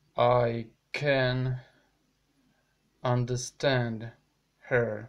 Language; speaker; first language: English; non-native, learner; Russian